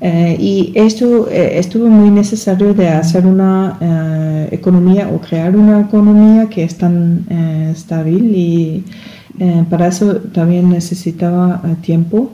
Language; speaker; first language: Spanish; non-native, learner; German